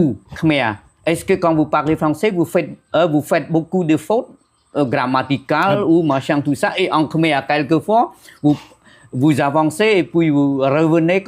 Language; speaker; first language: French; non-native, fluent; Khmer